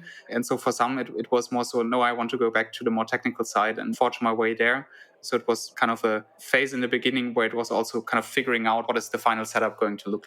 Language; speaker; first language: English; non-native, fluent; German